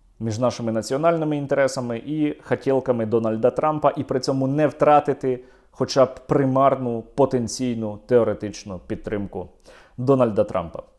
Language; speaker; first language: Ukrainian; native; Ukrainian